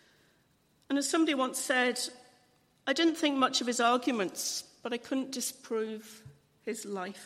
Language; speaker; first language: English; native; English